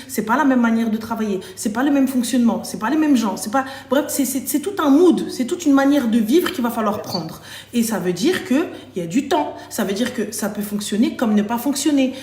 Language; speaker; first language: French; early bilingual, other home language; Arabic